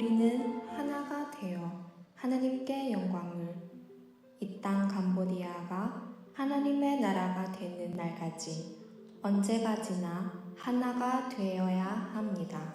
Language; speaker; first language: Korean; non-native, fluent; Khmer